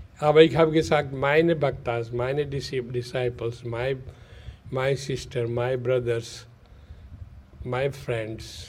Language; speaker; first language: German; non-native, learner; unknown